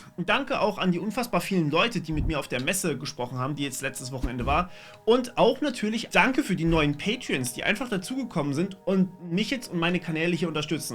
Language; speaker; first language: German; native; German